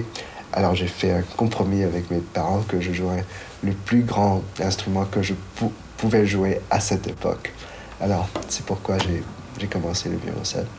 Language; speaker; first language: French; non-native, fluent; Chinese